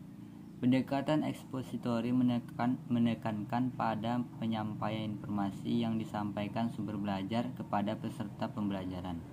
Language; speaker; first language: Indonesian; native; Indonesian